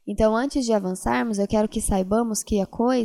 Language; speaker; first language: Portuguese; native; Portuguese